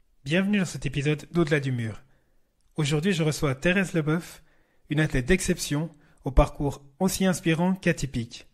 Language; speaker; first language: French; native; French